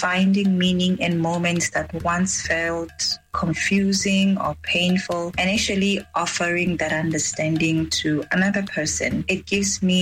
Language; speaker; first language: English; non-native, local second language; Tswana